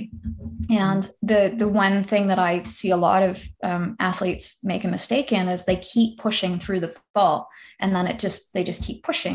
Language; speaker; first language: English; native; English